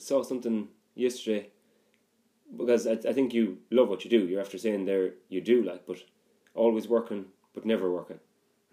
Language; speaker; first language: English; native; English